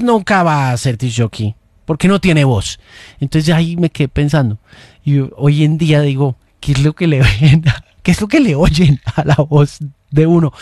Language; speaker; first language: Spanish; native; Spanish